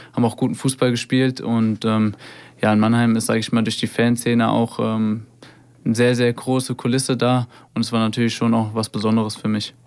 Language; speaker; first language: German; native; German